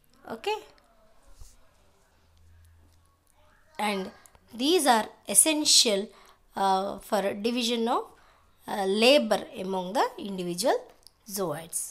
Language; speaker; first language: English; non-native, local second language; Telugu